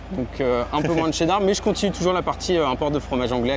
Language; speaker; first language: French; native; French